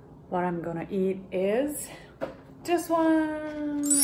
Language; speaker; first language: English; non-native, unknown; Japanese